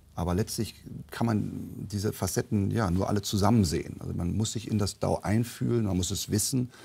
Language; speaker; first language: German; native; German